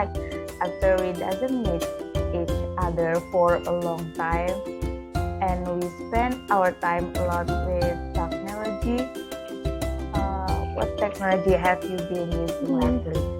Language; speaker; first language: English; non-native, learner; Indonesian